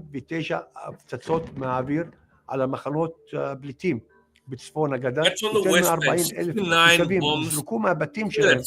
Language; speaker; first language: Hebrew; non-native, local second language; Arabic